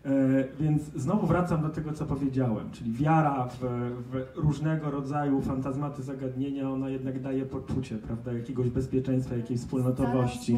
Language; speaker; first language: Polish; native; Polish